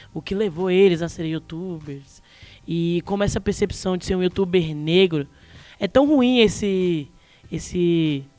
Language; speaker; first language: Portuguese; native; Portuguese